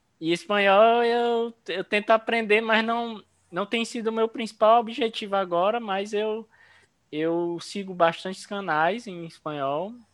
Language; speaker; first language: Portuguese; native; Portuguese